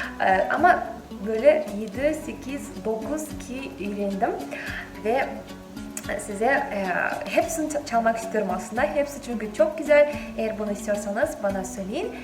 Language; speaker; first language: Turkish; non-native, fluent; Kazakh